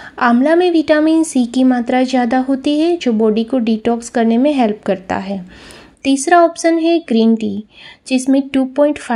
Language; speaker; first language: Hindi; non-native, local second language; Gujarati